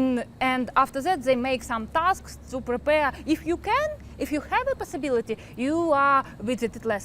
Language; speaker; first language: English; non-native, learner; Ukrainian